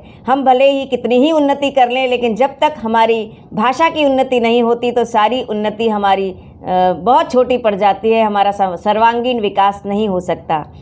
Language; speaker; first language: Hindi; native; Hindi